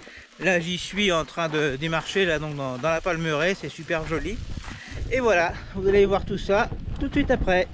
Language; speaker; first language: French; native; French